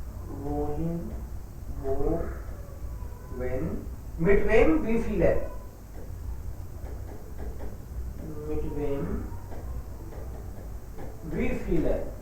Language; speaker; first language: German; non-native, fluent; Hindi